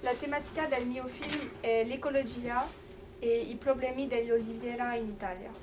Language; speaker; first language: Italian; non-native, learner; French